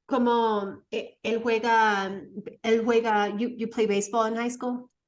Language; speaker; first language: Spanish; early bilingual, heritage; Spanish